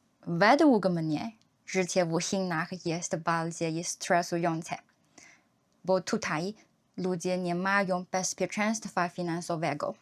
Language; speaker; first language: Polish; non-native, learner; Chinese